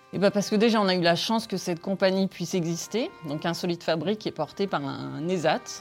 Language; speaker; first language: French; native; French